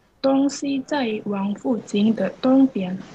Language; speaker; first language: Chinese; non-native, learner; Indonesian